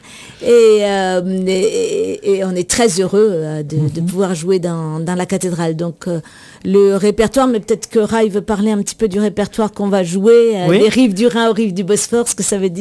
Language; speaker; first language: French; native; French